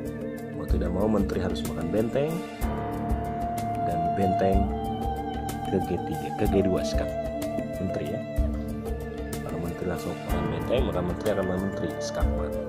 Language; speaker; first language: Indonesian; native; Indonesian